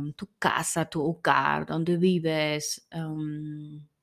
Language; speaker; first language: Spanish; non-native, fluent; German